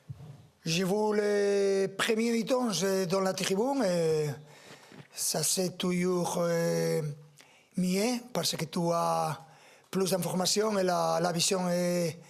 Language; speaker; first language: French; non-native, fluent; Spanish